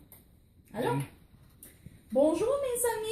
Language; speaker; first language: French; non-native, learner; English